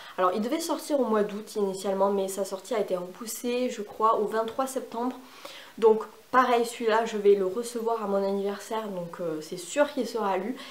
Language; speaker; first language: French; native; French